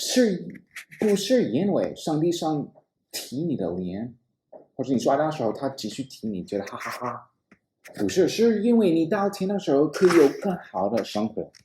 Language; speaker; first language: Chinese; non-native, fluent; English